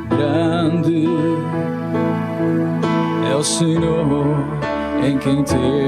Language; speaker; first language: Portuguese; native; Portuguese